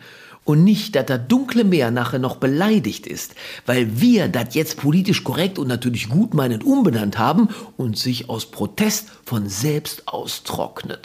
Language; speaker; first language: German; native; German